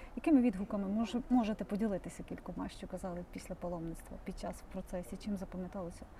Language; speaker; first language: Ukrainian; native; Ukrainian